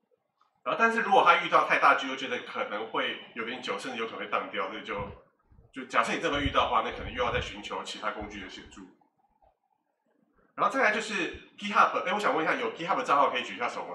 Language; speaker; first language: Chinese; native; Chinese